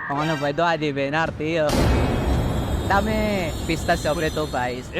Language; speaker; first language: Spanish; non-native, fluent; Filipino